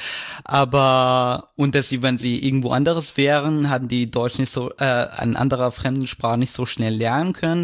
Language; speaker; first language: German; non-native, fluent; Arabic